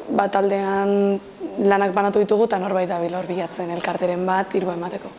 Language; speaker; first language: Basque; native; Basque